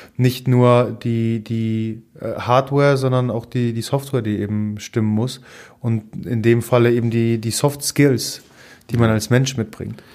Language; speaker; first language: German; non-native, fluent; Polish